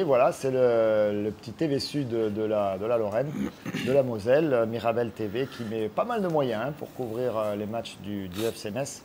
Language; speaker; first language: French; native; French